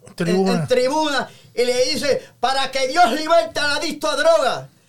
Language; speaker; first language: Spanish; native; Spanish